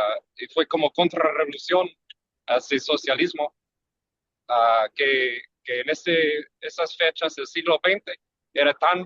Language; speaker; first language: Spanish; early bilingual, heritage; English